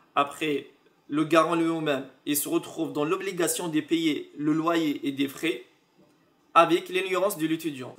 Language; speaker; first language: French; non-native, local second language; Arabic